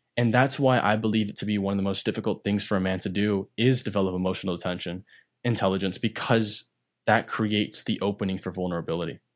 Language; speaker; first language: English; native; English